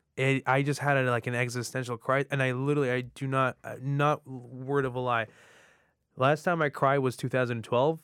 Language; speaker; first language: English; early bilingual, other home language; Arabic